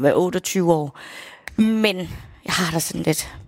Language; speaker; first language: Danish; early bilingual, other home language; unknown